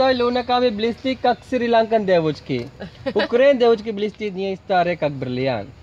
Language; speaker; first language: Russian; non-native, learner; Sinhala